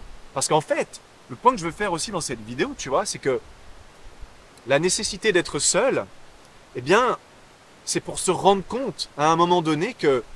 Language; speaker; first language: French; native; French